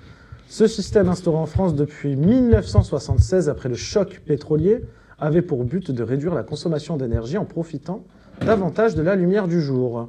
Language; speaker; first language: French; native; French